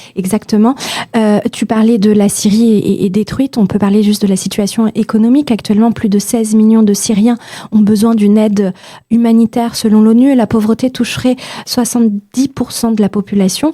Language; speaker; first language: French; native; French